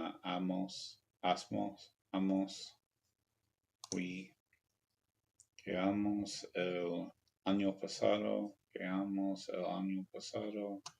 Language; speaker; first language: Spanish; non-native, learner; English